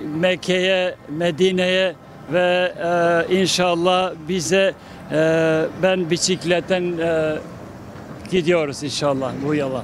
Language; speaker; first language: Turkish; non-native, fluent; Albanian